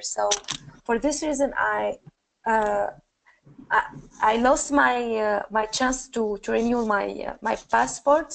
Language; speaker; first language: English; non-native, learner; Arabic